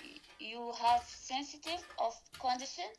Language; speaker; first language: English; non-native, learner; Arabic